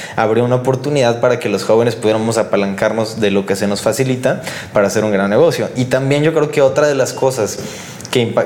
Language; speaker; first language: Spanish; native; Spanish